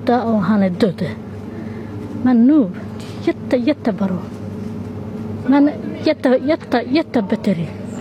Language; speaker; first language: Swedish; non-native, learner; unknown